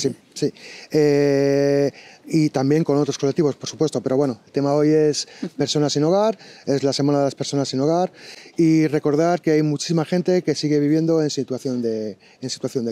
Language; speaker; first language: Spanish; native; Spanish